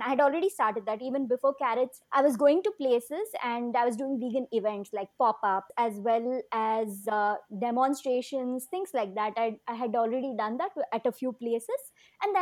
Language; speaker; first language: English; non-native, local second language; Kannada